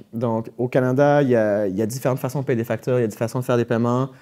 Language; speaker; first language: French; native; French